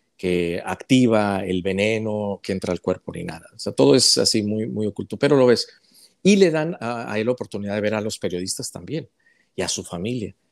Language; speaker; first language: Spanish; native; Spanish